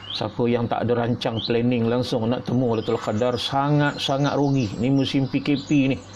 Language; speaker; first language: Malay; native; Malay